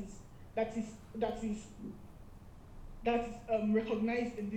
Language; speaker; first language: English; non-native, local second language; Igbo